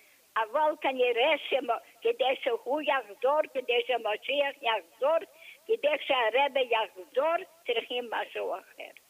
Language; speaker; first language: Hebrew; non-native, fluent; English